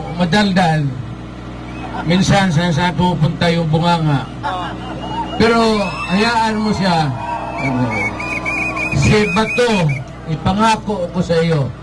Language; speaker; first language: Filipino; non-native, local second language; Cebuano